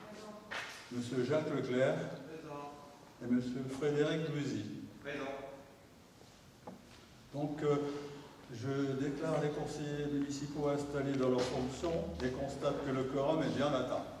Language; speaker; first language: French; native; French